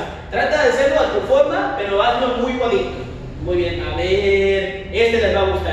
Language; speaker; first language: Spanish; native; Spanish